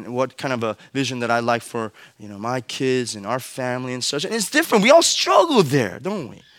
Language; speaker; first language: English; early bilingual, other home language; Korean